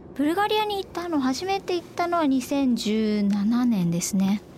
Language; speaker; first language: Japanese; native; Japanese